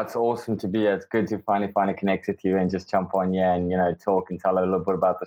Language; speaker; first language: English; non-native, local second language; Afrikaans